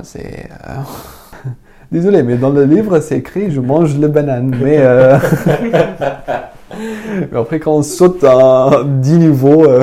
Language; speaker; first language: French; non-native, learner; Arabic